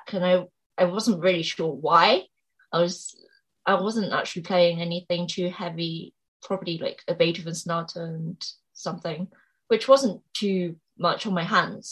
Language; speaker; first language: English; native; English